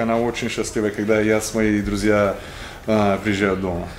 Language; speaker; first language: Russian; non-native, learner; Bulgarian